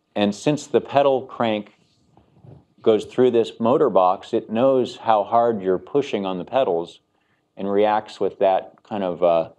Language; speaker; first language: English; native; English